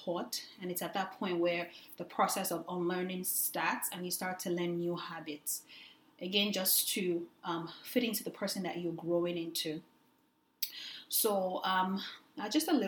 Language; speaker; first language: English; non-native, local second language; Yoruba